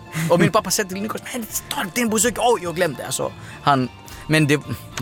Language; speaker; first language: Swedish; non-native, fluent; Greek